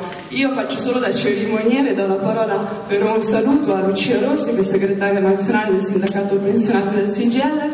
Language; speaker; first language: Italian; native; Italian